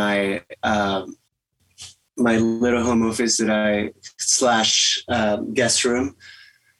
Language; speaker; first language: English; non-native, fluent; Spanish